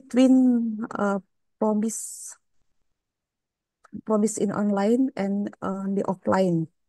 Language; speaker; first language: English; non-native, learner; Indonesian